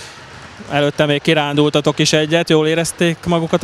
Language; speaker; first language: Hungarian; native; Hungarian